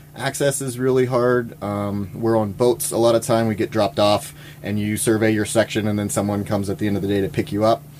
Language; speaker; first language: English; native; English